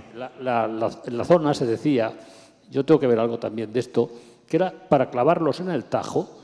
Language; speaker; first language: Spanish; native; Spanish